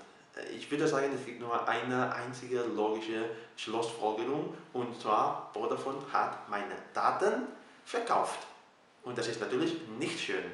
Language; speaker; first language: German; non-native, fluent; Catalan